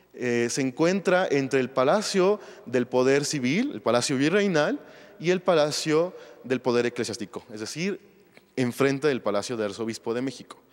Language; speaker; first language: Spanish; native; Spanish